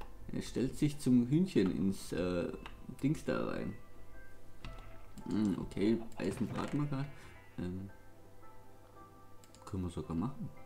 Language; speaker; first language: German; native; German